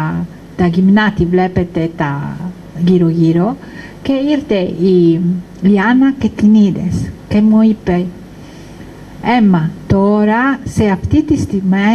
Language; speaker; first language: Greek; non-native, learner; Italian